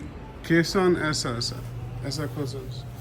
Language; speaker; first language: Spanish; non-native, learner; English